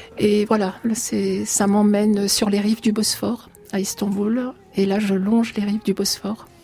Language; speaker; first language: French; early bilingual, other home language; Arabic